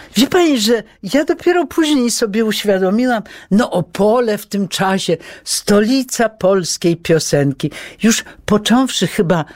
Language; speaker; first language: Polish; early bilingual, heritage; Polish